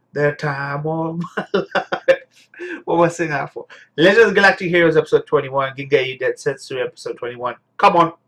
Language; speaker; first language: English; native; English